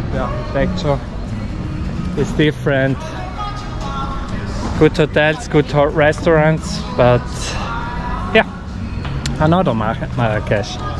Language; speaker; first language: English; non-native, fluent; German